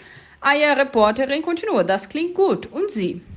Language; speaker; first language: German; non-native, fluent; Portuguese